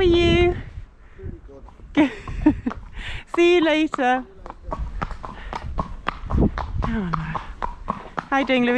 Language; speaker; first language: English; native; English